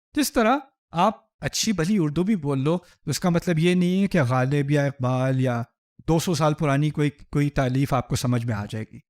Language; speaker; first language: Urdu; early bilingual, heritage; Urdu